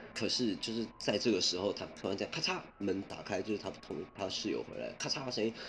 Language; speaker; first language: Chinese; early bilingual, other home language; Min Nan Chinese